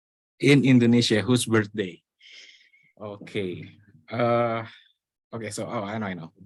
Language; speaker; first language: English; non-native, learner; Indonesian